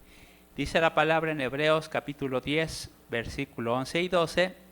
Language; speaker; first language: Spanish; native; Spanish